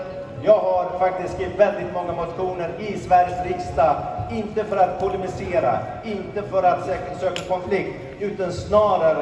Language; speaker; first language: Swedish; early bilingual, other home language; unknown